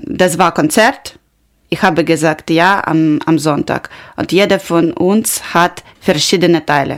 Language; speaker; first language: German; non-native, learner; Ukrainian